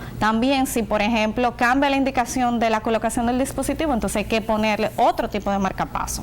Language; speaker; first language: Spanish; native; Spanish